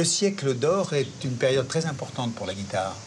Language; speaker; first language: French; native; French